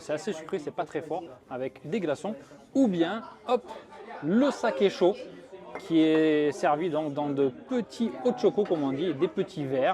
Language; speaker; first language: French; native; French